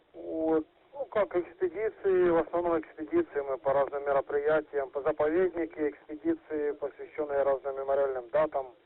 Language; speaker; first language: Russian; native; Russian